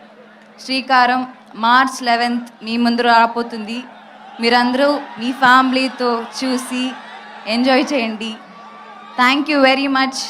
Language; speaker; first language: Telugu; non-native, learner; Tamil